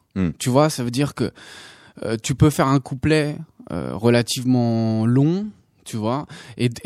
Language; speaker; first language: French; native; French